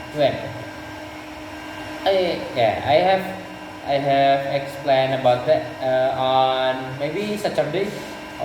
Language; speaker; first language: English; non-native, learner; Indonesian